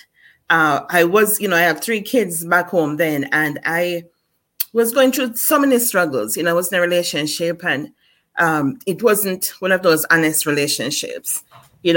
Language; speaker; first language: English; non-native, local second language; Jamaican Creole English